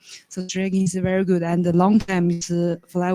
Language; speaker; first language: English; non-native, learner; Chinese